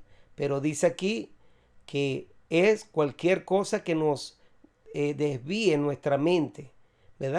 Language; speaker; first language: Spanish; native; Spanish